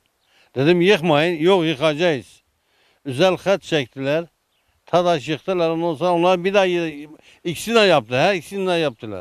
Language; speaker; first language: Turkish; non-native, local second language; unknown